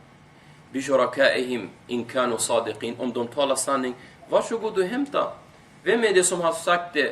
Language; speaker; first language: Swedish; non-native, fluent; Arabic